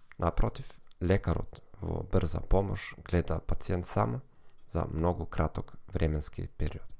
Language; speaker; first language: Macedonian; non-native, learner; German